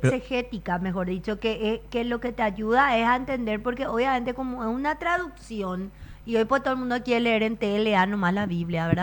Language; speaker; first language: Spanish; native; Spanish